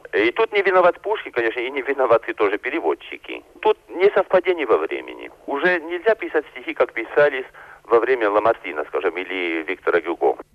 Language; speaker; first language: Russian; non-native, fluent; French